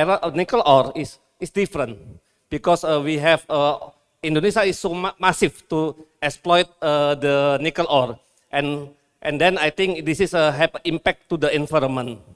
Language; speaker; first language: English; non-native, learner; Indonesian